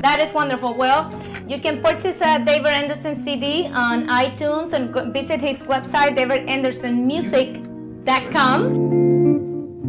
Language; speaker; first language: English; non-native, fluent; Spanish